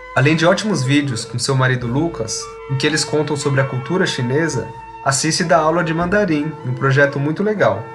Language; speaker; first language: Portuguese; native; Portuguese